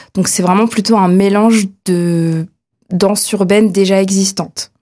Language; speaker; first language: French; native; French